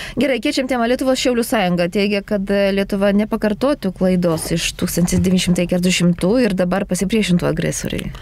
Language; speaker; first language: Lithuanian; non-native, local second language; Polish